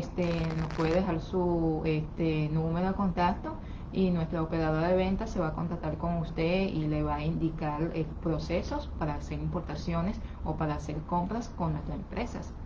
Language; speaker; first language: Spanish; non-native, fluent; Chinese